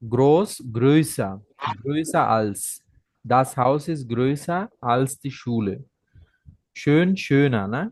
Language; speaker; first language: German; non-native, fluent; Bangla